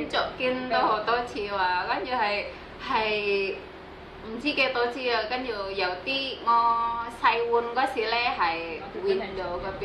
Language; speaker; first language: Chinese; non-native, learner; Indonesian